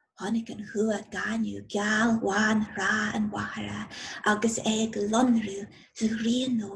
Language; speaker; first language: Irish; non-native, local second language; English